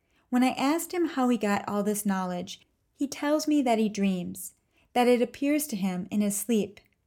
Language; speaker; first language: English; native; English